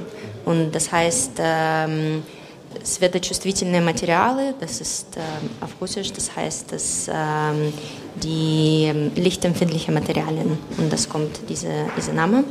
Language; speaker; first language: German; non-native, fluent; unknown